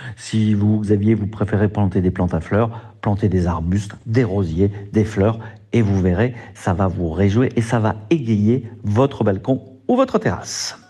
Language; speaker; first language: French; native; French